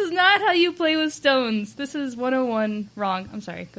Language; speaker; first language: English; native; English